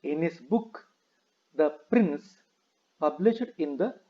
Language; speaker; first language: English; non-native, local second language; Kannada